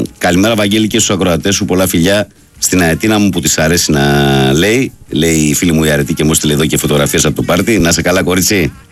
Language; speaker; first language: Greek; native; Greek